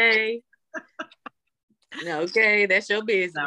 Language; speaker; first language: English; native; English